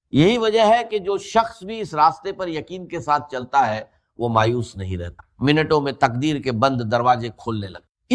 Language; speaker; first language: Urdu; native; Urdu